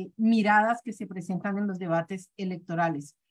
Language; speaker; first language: Spanish; native; Spanish